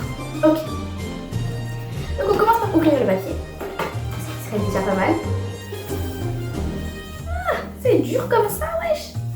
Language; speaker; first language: French; native; French